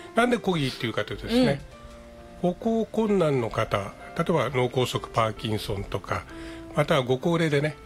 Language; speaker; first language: Japanese; native; Japanese